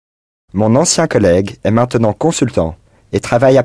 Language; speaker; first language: French; non-native, learner; English